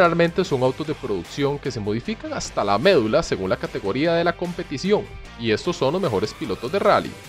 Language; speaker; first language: Spanish; native; Spanish